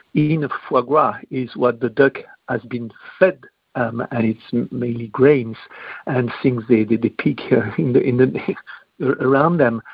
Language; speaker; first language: English; non-native, fluent; French